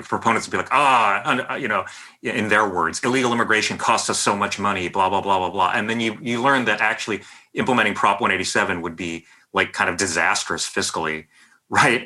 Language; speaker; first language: English; native; English